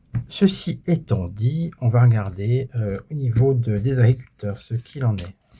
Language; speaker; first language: French; native; French